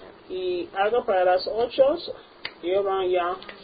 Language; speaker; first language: Spanish; non-native, local second language; English